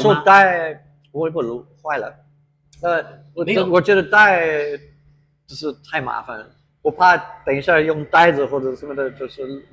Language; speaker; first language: Chinese; non-native, fluent; English